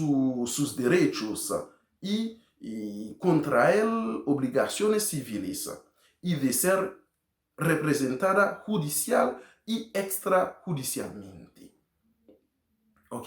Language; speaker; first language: Spanish; non-native, learner; Haitian Creole